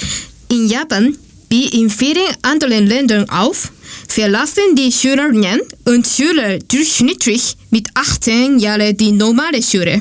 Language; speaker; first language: German; non-native, learner; Japanese